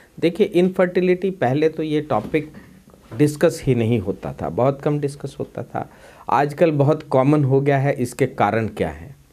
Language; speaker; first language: Hindi; non-native, local second language; Punjabi